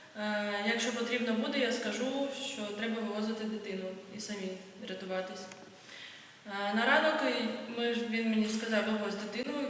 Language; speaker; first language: Ukrainian; native; Ukrainian